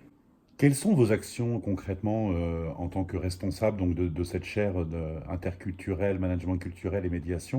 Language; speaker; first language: French; native; French